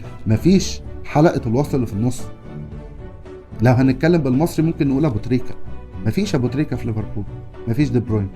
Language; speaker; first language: Arabic; native; Arabic